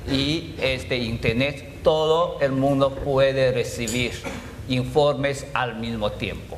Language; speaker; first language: Spanish; non-native, fluent; Chinese